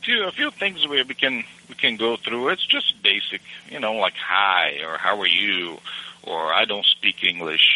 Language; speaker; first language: English; non-native, fluent; Portuguese